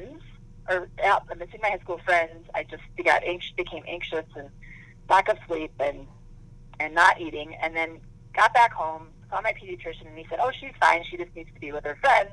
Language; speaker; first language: English; native; English